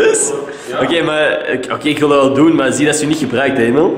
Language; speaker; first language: Dutch; native; Dutch